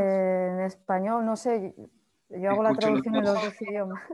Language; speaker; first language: Spanish; native; Spanish